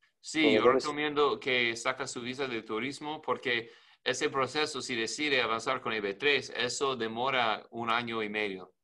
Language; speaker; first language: Spanish; non-native, learner; English